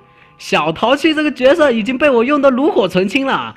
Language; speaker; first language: Chinese; native; Chinese